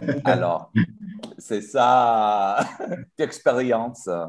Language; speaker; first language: French; non-native, learner; English